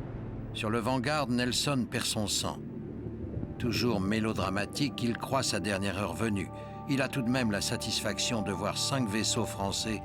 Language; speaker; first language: French; native; French